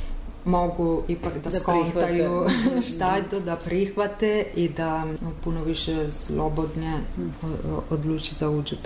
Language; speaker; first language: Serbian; non-native, learner; Italian